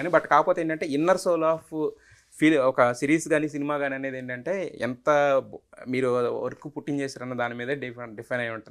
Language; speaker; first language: Telugu; native; Telugu